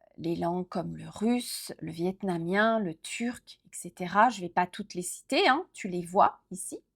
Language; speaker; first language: French; native; French